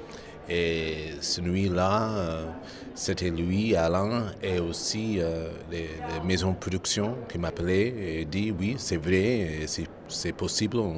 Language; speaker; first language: French; non-native, fluent; English